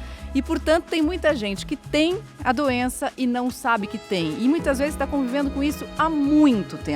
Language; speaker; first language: Portuguese; native; Portuguese